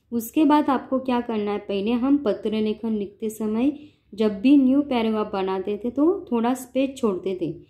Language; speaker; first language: Hindi; non-native, local second language; Marathi